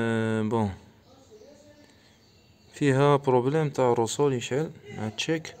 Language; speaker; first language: Arabic; native; Arabic